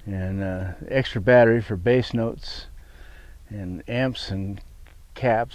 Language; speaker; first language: English; native; English